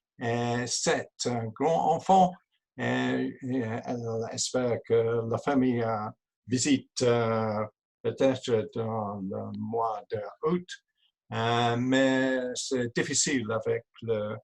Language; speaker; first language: French; non-native, learner; English